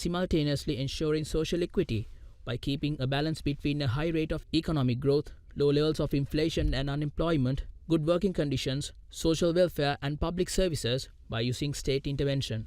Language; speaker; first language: English; non-native, local second language; Sinhala